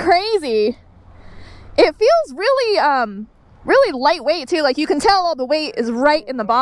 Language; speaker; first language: English; native; English